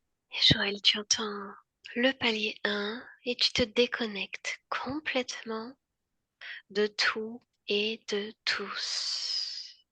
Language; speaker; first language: French; native; French